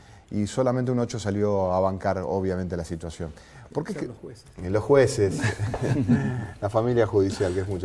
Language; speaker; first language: Spanish; native; Spanish